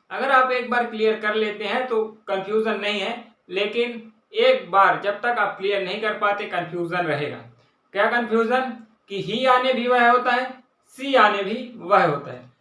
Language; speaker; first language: Hindi; native; Hindi